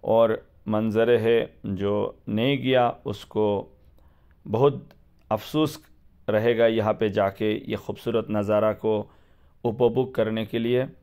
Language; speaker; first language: Hindi; non-native, fluent; Bangla